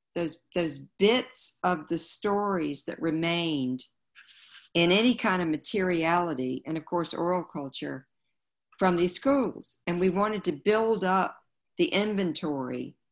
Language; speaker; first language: English; native; English